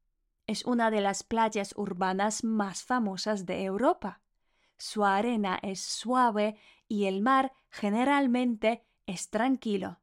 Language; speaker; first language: Spanish; non-native, fluent; Polish